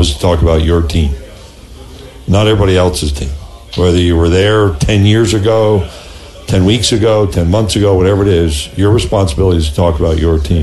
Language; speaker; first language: English; native; English